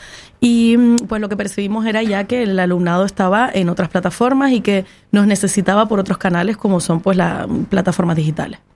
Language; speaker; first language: Spanish; native; Spanish